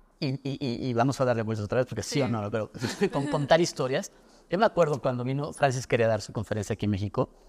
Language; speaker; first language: Spanish; native; Spanish